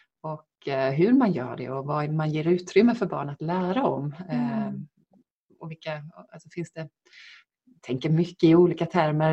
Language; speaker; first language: Swedish; native; Swedish